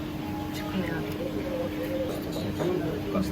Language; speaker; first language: Japanese; non-native, learner; Korean